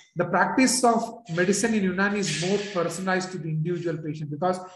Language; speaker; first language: English; non-native, local second language; Urdu